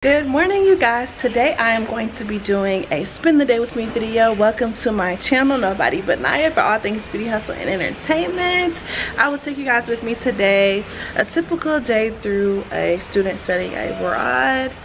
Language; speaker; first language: English; native; English